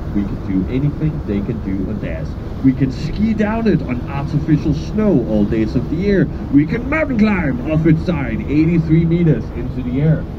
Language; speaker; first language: English; non-native, fluent; Danish